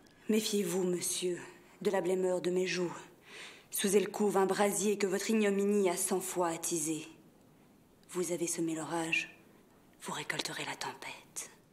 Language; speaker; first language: French; native; French